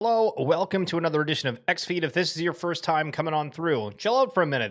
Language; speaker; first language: English; native; English